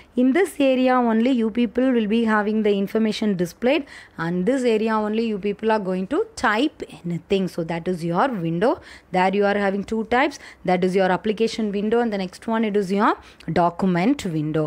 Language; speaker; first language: English; non-native, local second language; Tamil